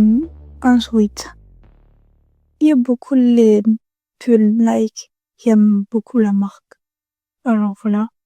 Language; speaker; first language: French; non-native, learner; Spanish